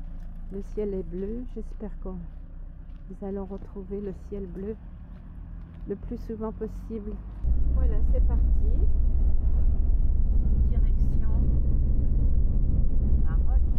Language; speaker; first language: French; native; French